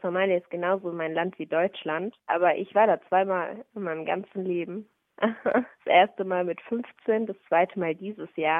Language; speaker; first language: German; early bilingual, other home language; Somali